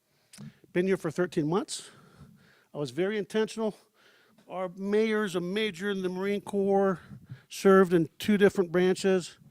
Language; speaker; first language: English; early bilingual, heritage; Spanish